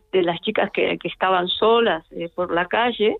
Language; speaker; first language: Spanish; native; Spanish